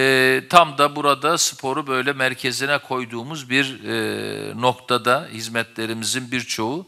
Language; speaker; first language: Turkish; native; Turkish